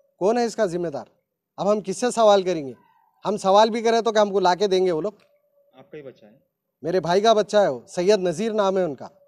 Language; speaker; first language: Hindi; native; Hindi